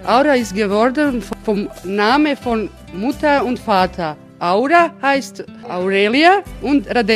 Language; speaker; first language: German; non-native, learner; Croatian